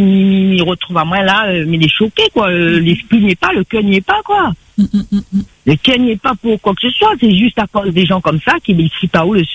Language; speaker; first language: French; non-native, local second language; Réunion Creole French